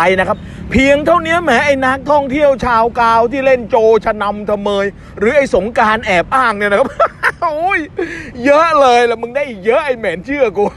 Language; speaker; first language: Thai; native; Thai